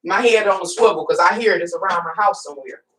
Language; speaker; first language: English; native; English